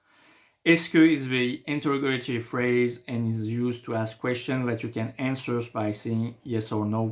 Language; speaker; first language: English; non-native, fluent; French